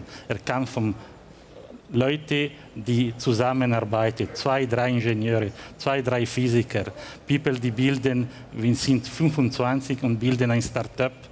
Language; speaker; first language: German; non-native, learner; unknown